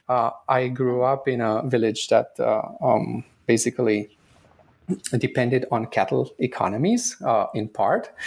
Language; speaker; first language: English; non-native, fluent; Romanian